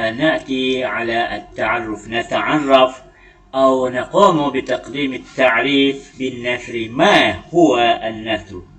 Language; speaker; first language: Arabic; non-native, fluent; Malay